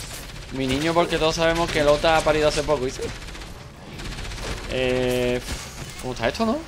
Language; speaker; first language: Spanish; native; Spanish